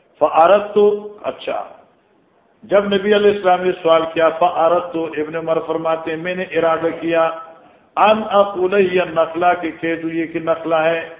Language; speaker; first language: Urdu; non-native, local second language; Northern Hindko